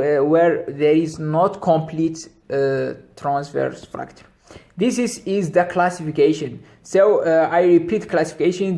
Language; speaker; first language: English; non-native, local second language; Arabic